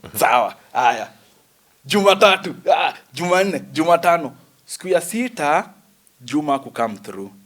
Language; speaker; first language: Swahili; native; Swahili